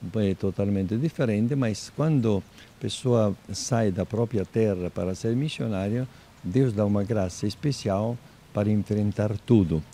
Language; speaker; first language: Portuguese; non-native, fluent; Italian